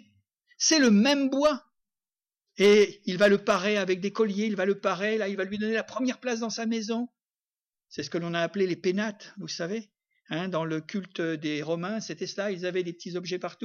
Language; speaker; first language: French; native; French